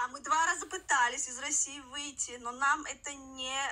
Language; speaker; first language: Russian; non-native, local second language; Chechen